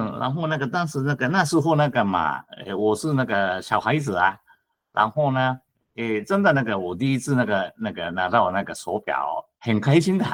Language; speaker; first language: Chinese; non-native, fluent; Japanese